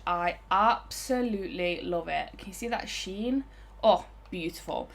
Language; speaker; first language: English; native; English